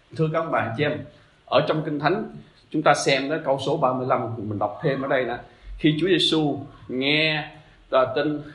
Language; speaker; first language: Vietnamese; native; Vietnamese